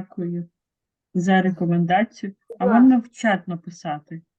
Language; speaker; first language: Ukrainian; non-native, local second language; Russian